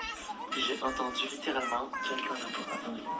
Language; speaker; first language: French; native; French